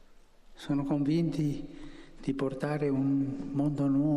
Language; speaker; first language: Italian; non-native, fluent; Spanish